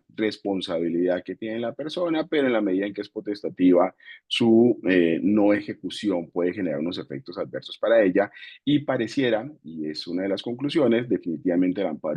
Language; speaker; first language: Spanish; native; Spanish